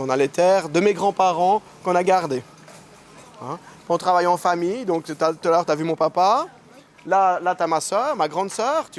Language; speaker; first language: French; native; French